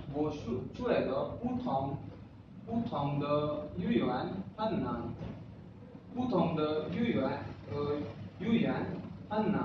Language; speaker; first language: Chinese; non-native, learner; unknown